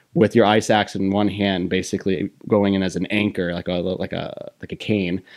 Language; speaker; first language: English; native; English